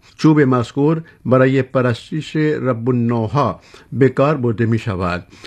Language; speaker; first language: Persian; non-native, fluent; Urdu